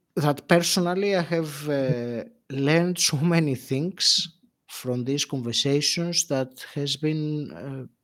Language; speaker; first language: English; non-native, fluent; Greek